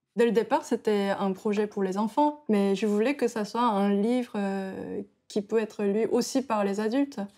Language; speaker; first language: French; non-native, fluent; Korean